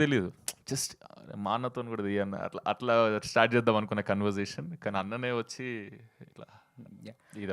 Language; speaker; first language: Telugu; native; Telugu